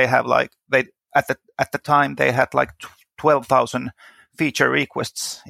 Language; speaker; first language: English; non-native, fluent; Finnish